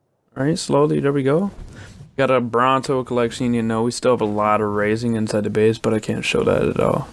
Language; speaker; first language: English; native; English